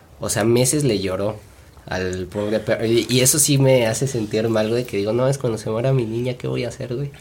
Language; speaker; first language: Spanish; native; Spanish